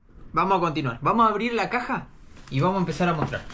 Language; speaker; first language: Spanish; native; Spanish